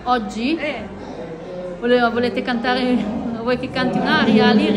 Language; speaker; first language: Italian; native; Italian